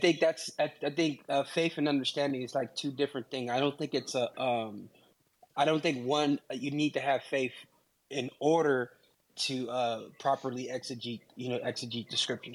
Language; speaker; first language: English; native; English